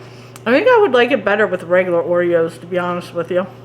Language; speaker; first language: English; native; English